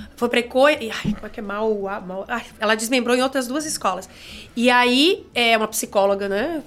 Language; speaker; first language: Portuguese; native; Portuguese